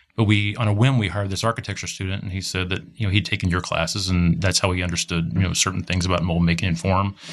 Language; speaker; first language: English; native; English